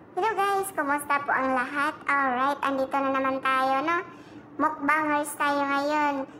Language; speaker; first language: Filipino; non-native, local second language; Cebuano